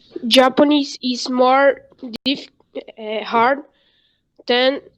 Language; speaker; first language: English; non-native, learner; Portuguese